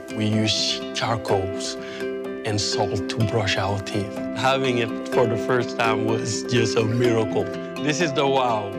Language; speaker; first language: English; early bilingual, other home language; Wolof